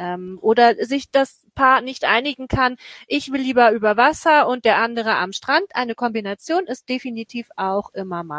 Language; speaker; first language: German; native; German